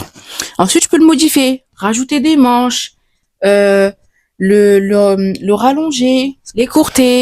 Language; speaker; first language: French; native; French